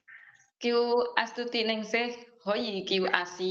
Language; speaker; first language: Cantonese; non-native, learner; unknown